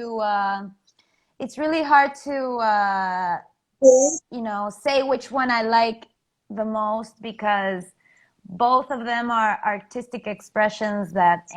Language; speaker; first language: English; non-native, fluent; Spanish